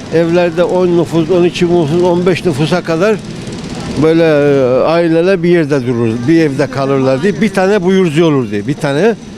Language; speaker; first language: Turkish; native; Turkish